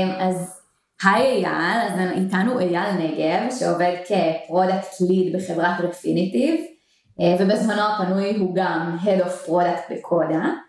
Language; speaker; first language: Hebrew; native; Hebrew